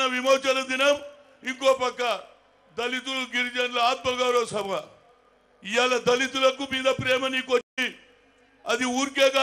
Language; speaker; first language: Hindi; non-native, local second language; Telugu